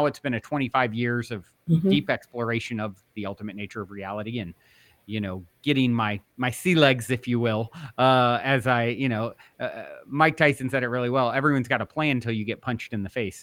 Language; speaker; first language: English; native; English